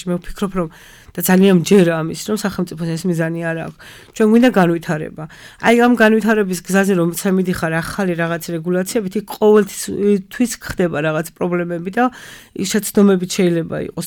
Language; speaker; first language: Georgian; native; Georgian